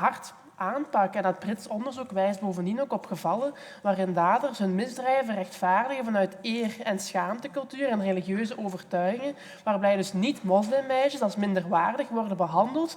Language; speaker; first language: Dutch; native; Dutch